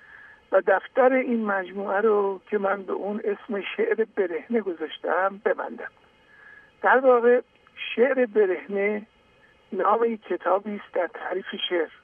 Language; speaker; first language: Persian; native; Persian